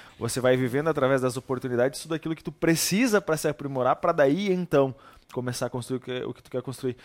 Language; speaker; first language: Portuguese; native; Portuguese